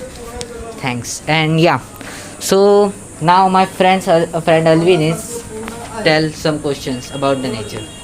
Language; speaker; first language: English; non-native, learner; Marathi